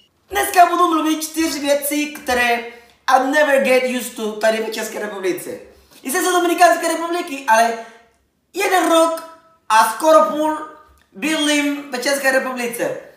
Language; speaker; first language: Czech; non-native, learner; Spanish